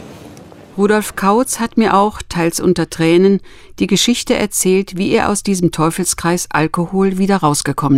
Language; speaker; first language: German; native; German